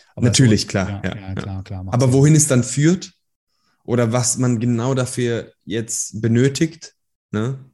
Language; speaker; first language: German; early bilingual, other home language; Persian